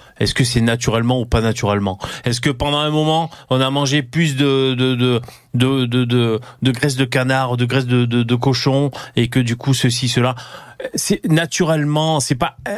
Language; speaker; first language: French; native; French